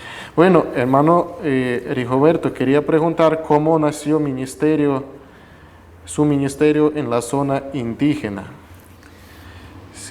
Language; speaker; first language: Spanish; non-native, fluent; Russian